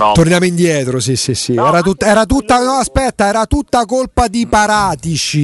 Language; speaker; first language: Italian; native; Italian